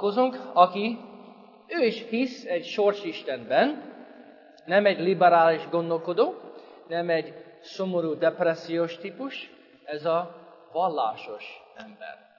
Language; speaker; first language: Hungarian; non-native, fluent; English